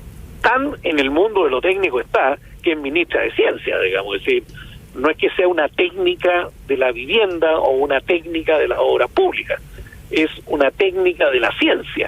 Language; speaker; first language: Spanish; native; Spanish